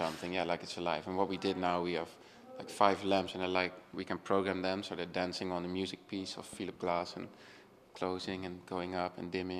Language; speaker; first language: English; non-native, fluent; Dutch